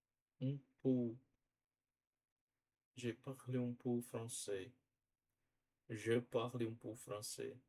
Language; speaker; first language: French; non-native, learner; Portuguese